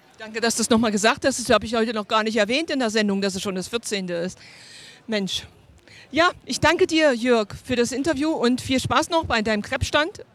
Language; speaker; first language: German; native; German